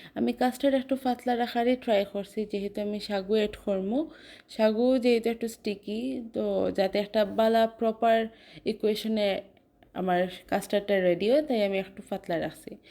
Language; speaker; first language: Bangla; native; Bangla